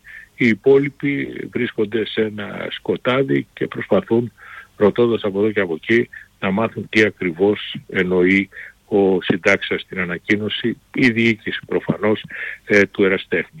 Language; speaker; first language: Greek; native; Greek